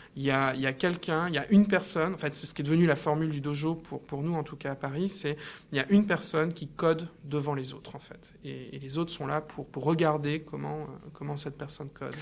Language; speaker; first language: French; native; French